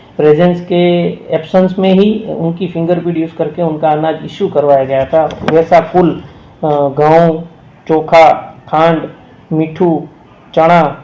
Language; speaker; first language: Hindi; non-native, local second language; Gujarati